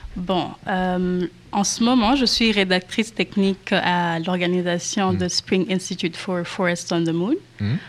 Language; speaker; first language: French; non-native, local second language; Kinyarwanda